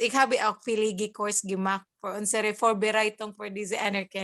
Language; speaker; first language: German; non-native, learner; Cebuano